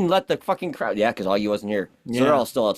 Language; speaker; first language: English; native; English